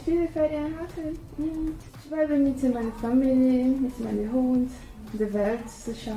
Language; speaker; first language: German; non-native, learner; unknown